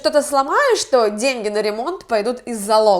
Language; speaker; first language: Russian; native; Russian